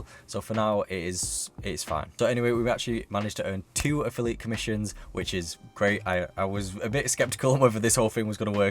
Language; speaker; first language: English; native; English